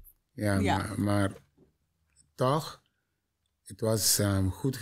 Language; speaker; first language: Dutch; non-native, learner; Papiamento